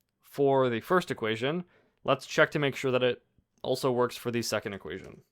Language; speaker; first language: English; native; English